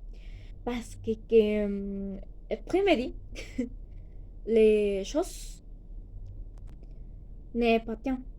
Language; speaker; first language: French; non-native, learner; Spanish